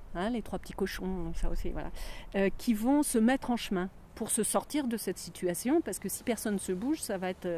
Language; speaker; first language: French; native; French